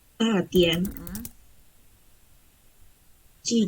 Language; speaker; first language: Chinese; non-native, learner; Indonesian